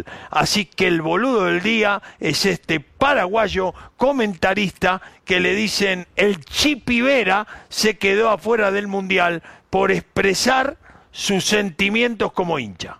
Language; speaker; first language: Spanish; native; Spanish